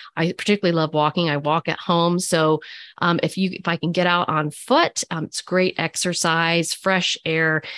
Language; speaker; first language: English; native; English